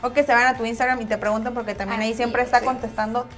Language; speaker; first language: Spanish; native; Spanish